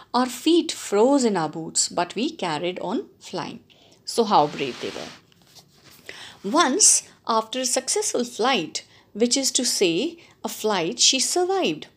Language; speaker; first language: English; non-native, local second language; Punjabi